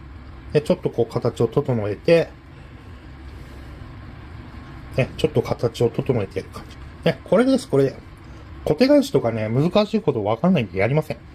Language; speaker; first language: Japanese; native; Japanese